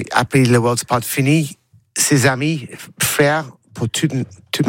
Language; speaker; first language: French; non-native, learner; English